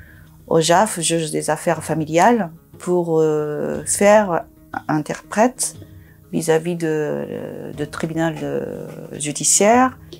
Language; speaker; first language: French; non-native, fluent; Japanese